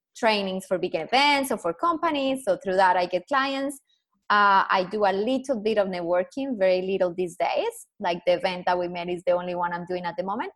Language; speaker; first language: English; non-native, fluent; Spanish